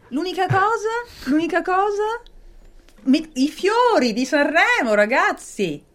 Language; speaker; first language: Italian; early bilingual, heritage; Italian